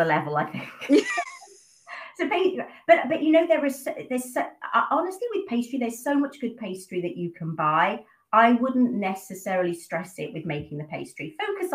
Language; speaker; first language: English; native; English